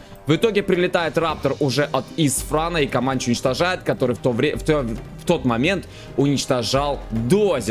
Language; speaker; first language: Russian; native; Russian